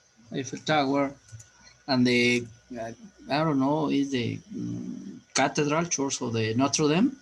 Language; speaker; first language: English; non-native, learner; Spanish